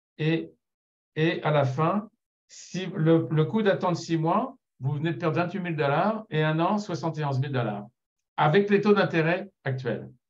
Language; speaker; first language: French; native; French